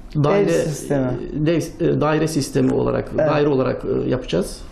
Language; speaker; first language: Turkish; native; Turkish